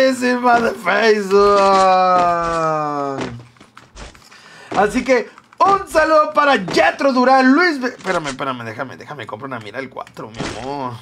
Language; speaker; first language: Spanish; native; Spanish